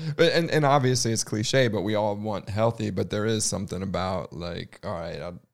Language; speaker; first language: English; native; English